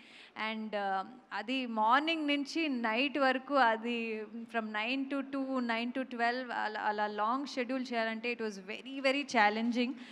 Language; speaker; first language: Telugu; non-native, local second language; Kannada